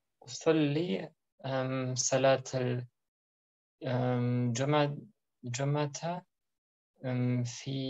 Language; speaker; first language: Arabic; non-native, learner; German